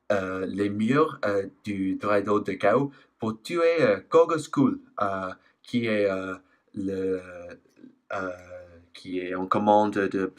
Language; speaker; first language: French; non-native, fluent; English